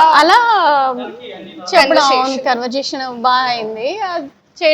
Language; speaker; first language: Telugu; native; Telugu